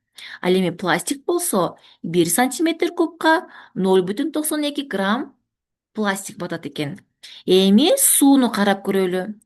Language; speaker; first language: Kyrgyz; native; Kyrgyz